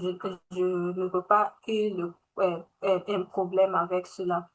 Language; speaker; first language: French; non-native, learner; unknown